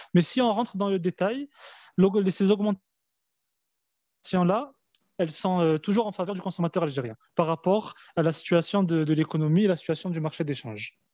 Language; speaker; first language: French; early bilingual, other home language; Arabic